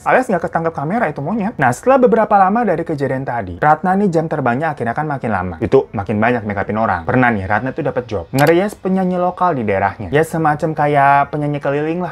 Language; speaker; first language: Indonesian; native; Indonesian